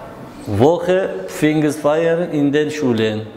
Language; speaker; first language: German; non-native, learner; Uzbek